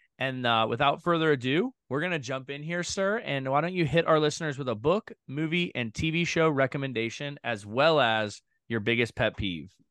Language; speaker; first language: English; native; English